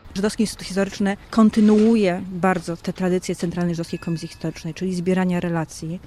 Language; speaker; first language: Polish; native; Polish